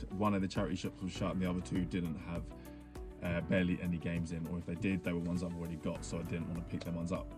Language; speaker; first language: English; native; English